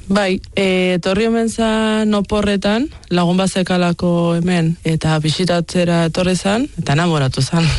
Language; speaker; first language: Basque; native; Basque